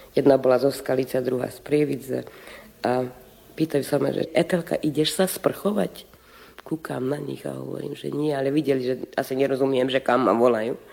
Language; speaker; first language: Slovak; native; Slovak